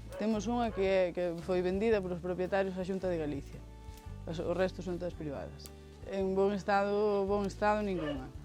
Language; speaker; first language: Galician; native; Galician